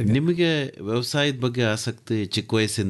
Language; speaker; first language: Kannada; native; Kannada